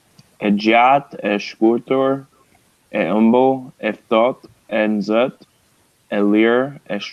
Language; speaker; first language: Albanian; non-native, learner; English